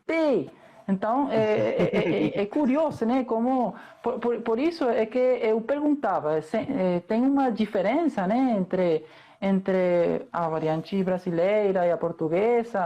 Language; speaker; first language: Portuguese; non-native, fluent; Spanish